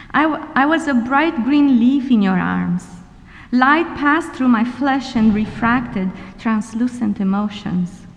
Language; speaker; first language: English; non-native, fluent; Romanian